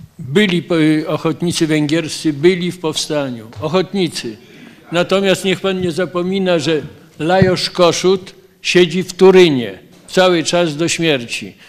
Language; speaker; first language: Polish; native; Polish